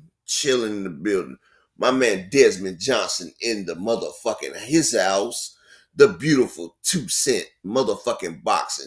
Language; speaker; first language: English; native; English